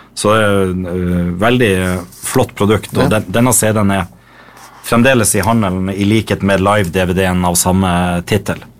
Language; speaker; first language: Norwegian; native; Norwegian